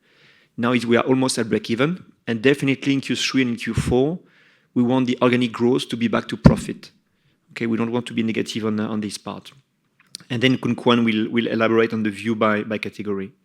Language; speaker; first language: English; non-native, fluent; French